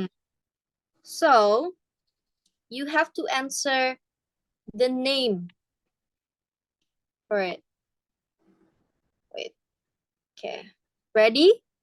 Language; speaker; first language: English; non-native, fluent; Indonesian